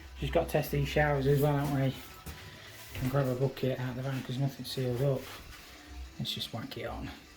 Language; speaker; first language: English; native; English